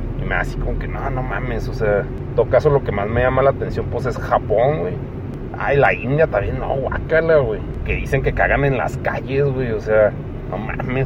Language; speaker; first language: Spanish; native; Spanish